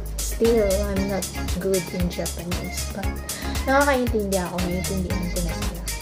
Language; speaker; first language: Filipino; native; Filipino